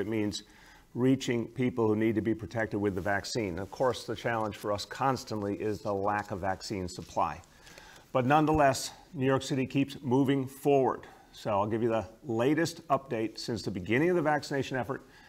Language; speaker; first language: English; native; English